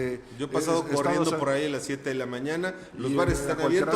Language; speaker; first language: Spanish; native; Spanish